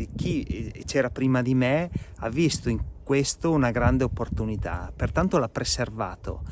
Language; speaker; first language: Italian; native; Italian